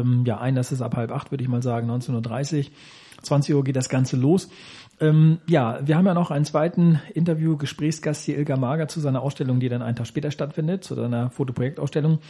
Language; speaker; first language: German; native; German